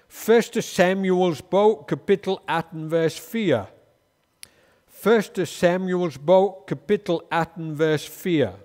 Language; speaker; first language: Danish; non-native, fluent; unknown